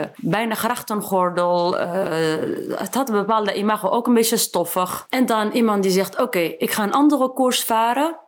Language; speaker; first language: Dutch; non-native, fluent; Arabic